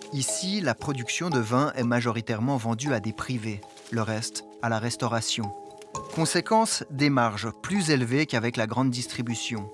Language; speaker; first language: French; native; French